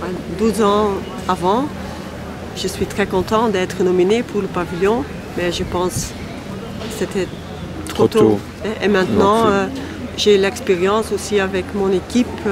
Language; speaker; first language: French; non-native, local second language; Dutch